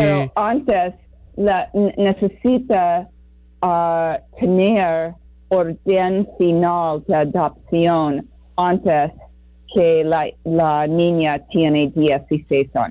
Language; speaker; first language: Spanish; non-native, fluent; English